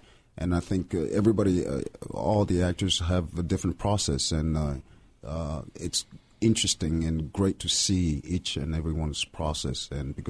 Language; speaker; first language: English; non-native, fluent; French